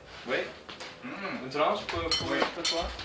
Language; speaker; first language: French; non-native, learner; English